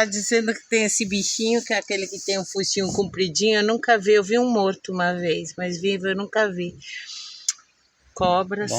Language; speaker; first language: Portuguese; native; Portuguese